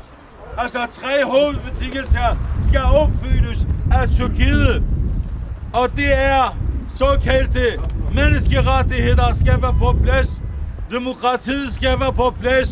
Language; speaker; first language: Danish; non-native, fluent; Kurdish